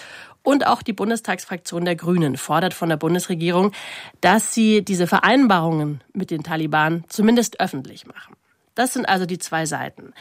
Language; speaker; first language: German; native; German